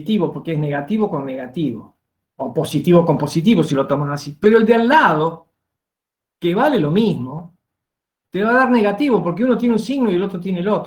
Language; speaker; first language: Spanish; native; Spanish